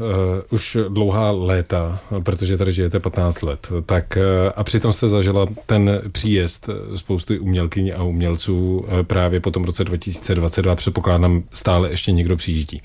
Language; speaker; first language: Czech; native; Czech